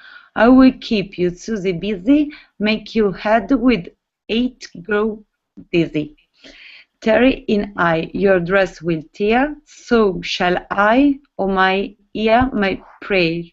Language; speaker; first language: English; non-native, learner; Italian